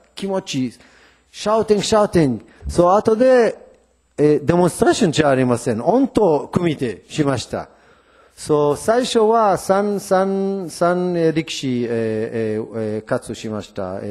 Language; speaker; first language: Japanese; non-native, learner; Hebrew